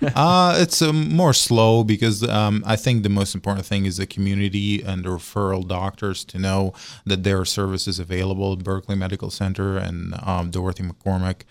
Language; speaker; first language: English; non-native, fluent; Arabic